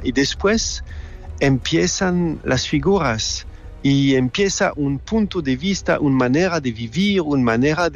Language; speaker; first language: Spanish; non-native, fluent; French